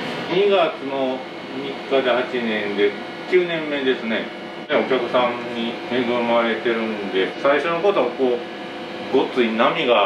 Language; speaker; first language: Japanese; native; Japanese